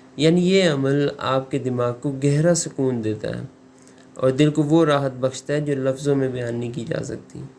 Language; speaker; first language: Urdu; native; Urdu